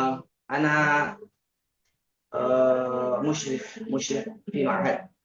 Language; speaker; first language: Arabic; non-native, learner; Indonesian